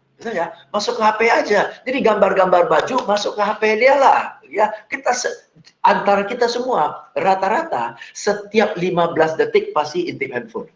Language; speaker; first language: Indonesian; non-native, fluent; English